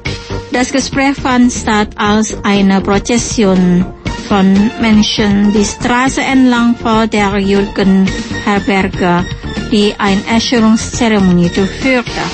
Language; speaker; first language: German; non-native, local second language; Indonesian